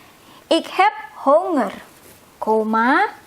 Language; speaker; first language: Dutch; non-native, fluent; Indonesian